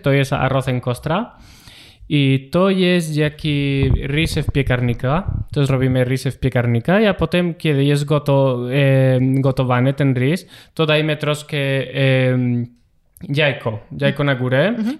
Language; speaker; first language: Polish; non-native, learner; Spanish